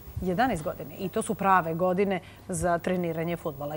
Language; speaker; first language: Serbian; native; Serbian